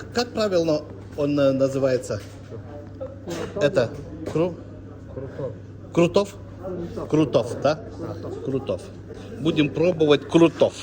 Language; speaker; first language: Russian; non-native, fluent; Lithuanian